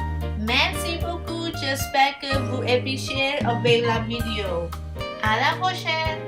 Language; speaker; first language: French; non-native, learner; Thai